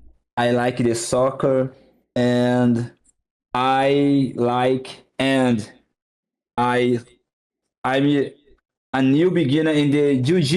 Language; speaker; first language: English; non-native, learner; Portuguese